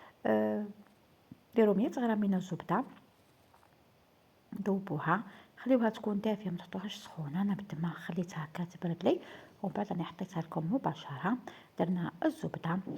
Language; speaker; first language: Arabic; native; Arabic